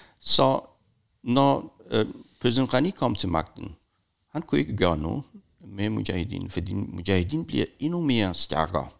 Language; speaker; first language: Danish; non-native, fluent; Persian